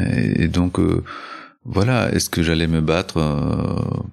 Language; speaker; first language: French; early bilingual, other home language; Spanish